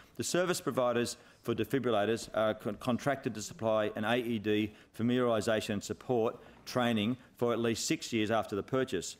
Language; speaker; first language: English; native; English